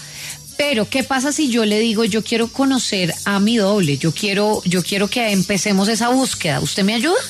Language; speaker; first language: Spanish; native; Spanish